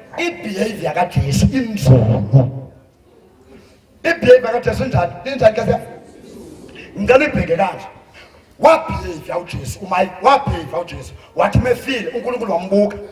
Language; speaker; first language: Zulu; non-native, local second language; Xhosa